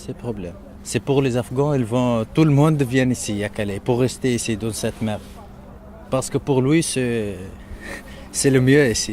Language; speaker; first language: French; non-native, learner; Arabic